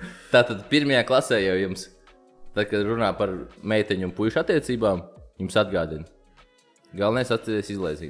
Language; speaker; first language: Latvian; native; Latvian